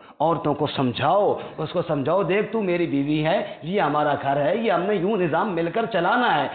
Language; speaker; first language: Urdu; non-native, local second language; Punjabi